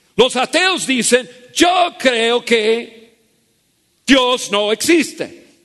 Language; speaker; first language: Spanish; non-native, fluent; English